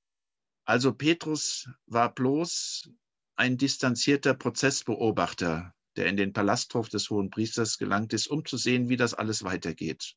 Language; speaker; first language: German; native; German